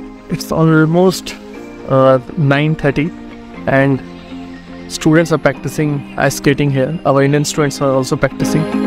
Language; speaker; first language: English; non-native, local second language; Hindi